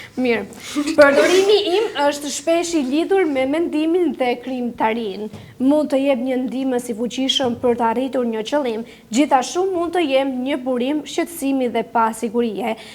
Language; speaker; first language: Albanian; native; Albanian